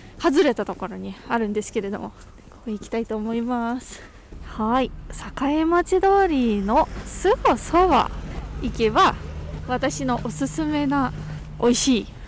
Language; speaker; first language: Japanese; non-native, fluent; Russian